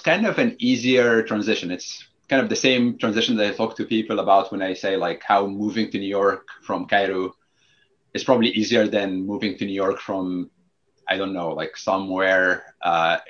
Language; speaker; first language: English; non-native, fluent; Arabic